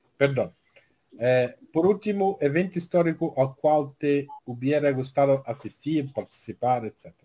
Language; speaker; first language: Spanish; non-native, learner; Portuguese